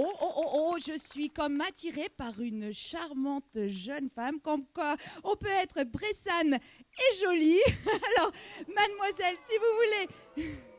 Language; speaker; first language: French; native; French